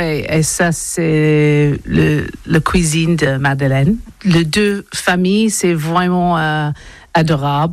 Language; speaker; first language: French; non-native, learner; English